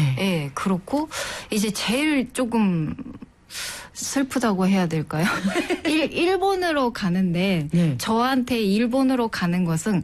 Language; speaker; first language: Korean; non-native, fluent; Japanese